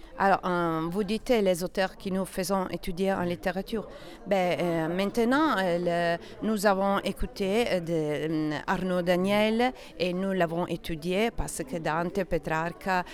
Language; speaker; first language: French; non-native, learner; Italian